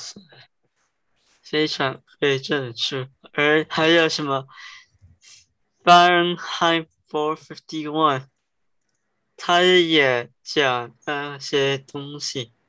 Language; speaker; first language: Chinese; early bilingual, heritage; Chinese